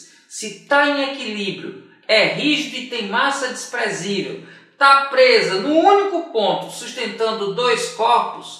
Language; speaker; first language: Portuguese; native; Portuguese